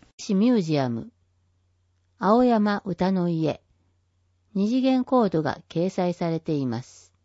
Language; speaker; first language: Japanese; native; Japanese